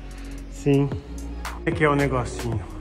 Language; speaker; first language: Portuguese; native; Portuguese